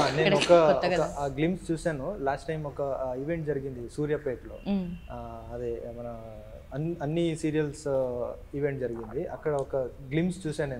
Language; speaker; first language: Telugu; non-native, learner; Kannada